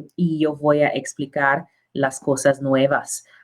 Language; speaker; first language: Spanish; non-native, learner; English